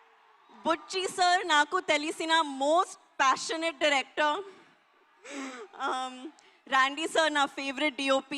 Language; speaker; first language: Telugu; non-native, learner; Hindi